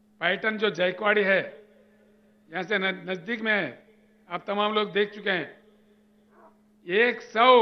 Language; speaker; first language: Hindi; non-native, local second language; Telugu